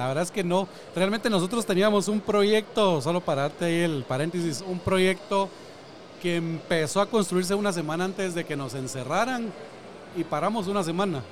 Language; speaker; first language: Spanish; native; Spanish